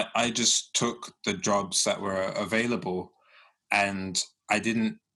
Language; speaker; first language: English; early bilingual, other home language; Yoruba